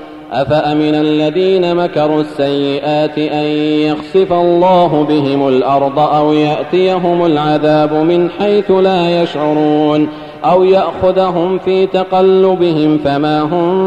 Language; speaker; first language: Arabic; native; Arabic